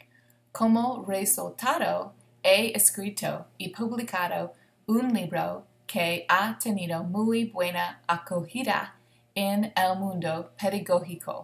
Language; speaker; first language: Spanish; non-native, fluent; English